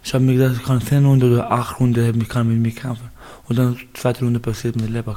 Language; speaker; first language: German; non-native, learner; Baluchi